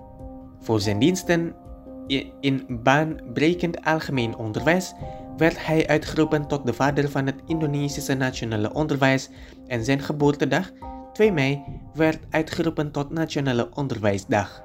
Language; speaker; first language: Dutch; non-native, fluent; Indonesian